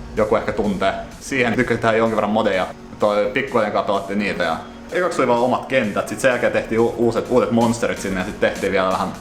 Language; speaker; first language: Finnish; non-native, local second language; Swedish